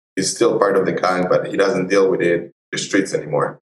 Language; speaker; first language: English; non-native, fluent; Spanish